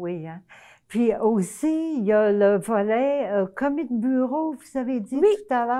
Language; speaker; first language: French; native; French